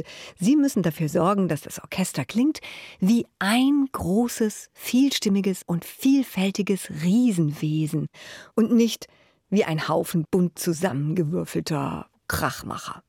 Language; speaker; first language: German; native; German